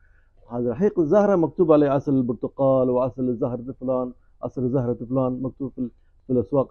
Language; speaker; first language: Arabic; non-native, fluent; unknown